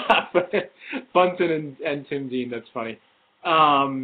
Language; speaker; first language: English; native; English